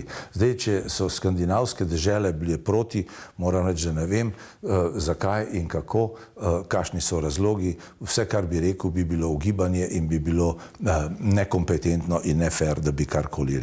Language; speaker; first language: Slovenian; native; Slovenian